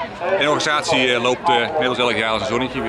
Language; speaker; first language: Dutch; native; Dutch